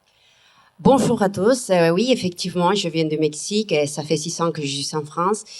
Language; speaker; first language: French; non-native, fluent; Spanish